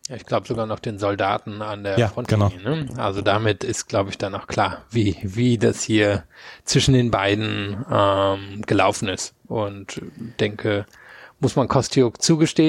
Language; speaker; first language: German; native; German